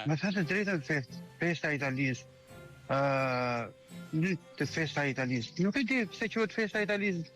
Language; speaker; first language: Albanian; native; Albanian